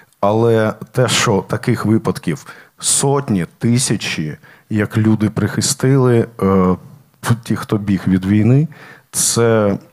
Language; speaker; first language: Ukrainian; non-native, local second language; Russian